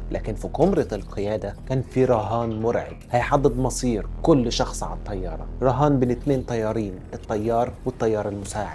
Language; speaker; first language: Arabic; native; Arabic